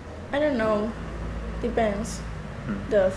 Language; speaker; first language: English; non-native, learner; Spanish